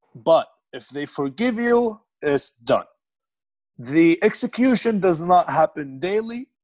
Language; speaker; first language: English; non-native, fluent; Arabic